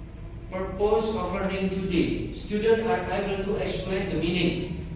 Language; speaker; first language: English; non-native, learner; Indonesian